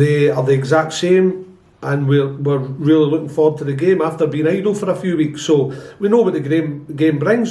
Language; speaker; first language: English; native; English